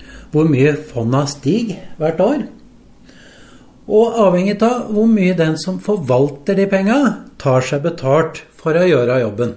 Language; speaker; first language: Norwegian; native; Norwegian